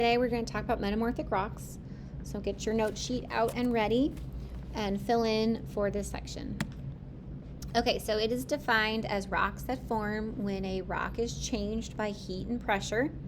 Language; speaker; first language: English; native; English